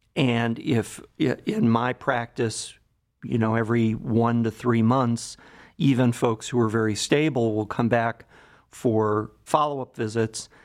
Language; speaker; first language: English; native; English